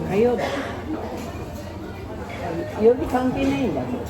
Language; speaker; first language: Japanese; native; Japanese